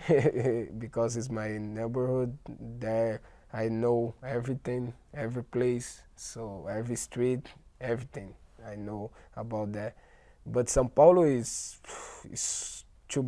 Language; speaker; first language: English; non-native, learner; Portuguese